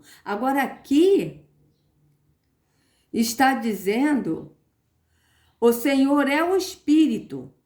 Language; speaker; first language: Portuguese; native; Portuguese